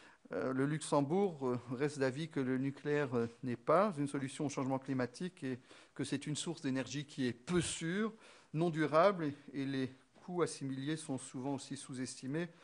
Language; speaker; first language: French; non-native, local second language; Luxembourgish